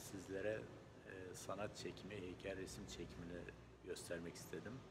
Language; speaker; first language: Turkish; native; Turkish